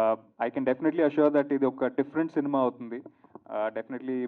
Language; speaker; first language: Telugu; native; Telugu